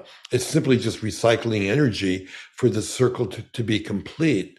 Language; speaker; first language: English; native; English